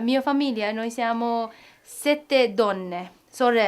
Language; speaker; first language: Italian; non-native, learner; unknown